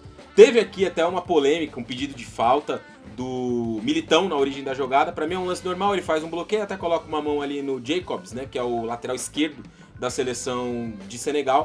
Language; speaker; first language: Portuguese; native; Portuguese